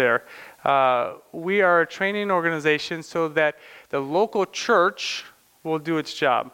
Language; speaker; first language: English; native; English